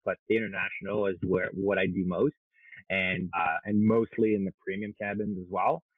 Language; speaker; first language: English; non-native, local second language; French